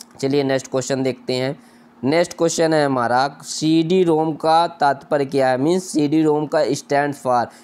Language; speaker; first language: Hindi; native; Hindi